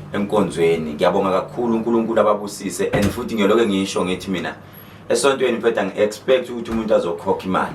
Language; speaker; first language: Zulu; native; Zulu